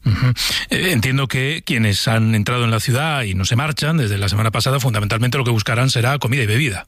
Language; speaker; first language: Spanish; native; Spanish